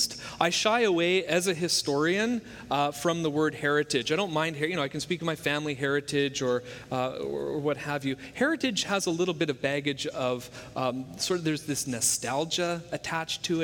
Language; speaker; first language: English; native; English